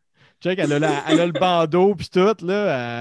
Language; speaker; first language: French; native; French